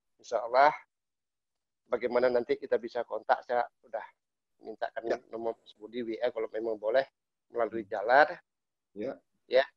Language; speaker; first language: Indonesian; native; Indonesian